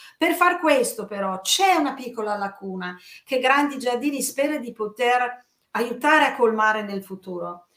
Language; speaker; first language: Italian; non-native, fluent; English